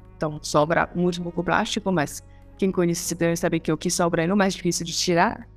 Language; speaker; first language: Portuguese; non-native, fluent; French